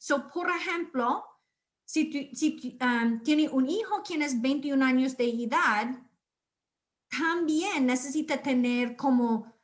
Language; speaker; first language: Spanish; non-native, fluent; English